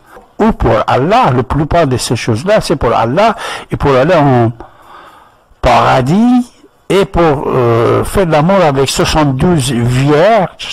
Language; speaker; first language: French; non-native, fluent; Persian